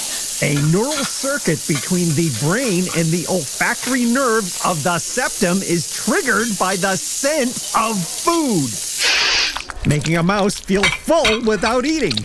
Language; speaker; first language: English; native; English